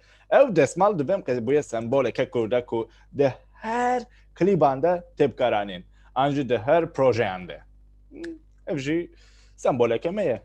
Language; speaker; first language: Kurdish; native; Kurdish